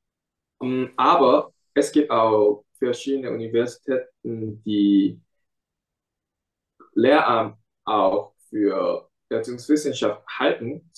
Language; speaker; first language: German; non-native, fluent; Korean